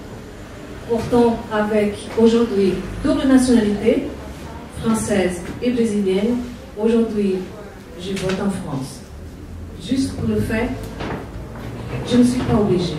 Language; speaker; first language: French; non-native, fluent; Portuguese